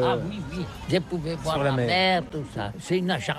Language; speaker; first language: French; non-native, learner; Catalan